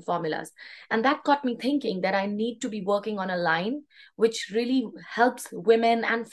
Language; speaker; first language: English; non-native, local second language; Hindi